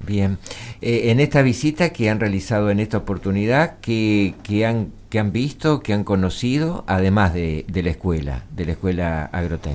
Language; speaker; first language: Spanish; native; Spanish